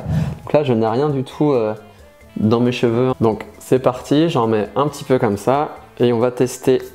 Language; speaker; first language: French; native; French